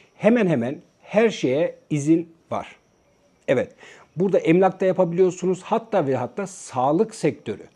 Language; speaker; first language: Turkish; native; Turkish